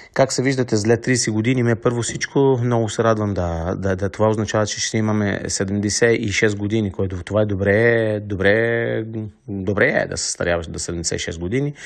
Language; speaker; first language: Bulgarian; non-native, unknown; Italian